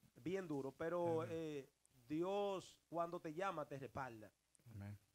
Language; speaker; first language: Spanish; early bilingual, heritage; Spanish